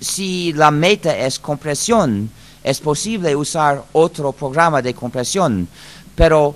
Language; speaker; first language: Spanish; non-native, fluent; English